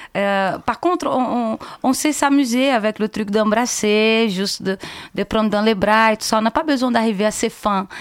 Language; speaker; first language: French; non-native, fluent; Portuguese